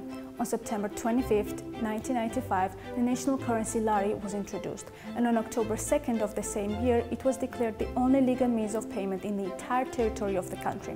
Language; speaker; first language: English; non-native, learner; Georgian